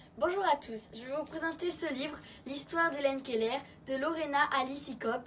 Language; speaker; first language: French; native; French